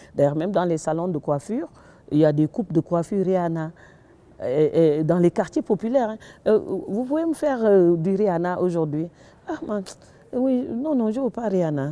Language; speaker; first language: French; non-native, local second language; Wolof